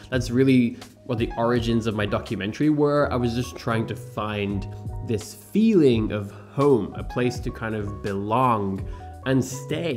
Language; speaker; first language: English; native; English